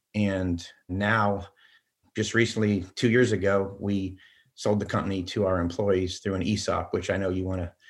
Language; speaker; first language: English; native; English